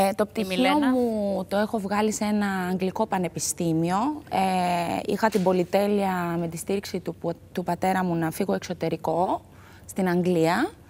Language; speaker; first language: Greek; early bilingual, other home language; Albanian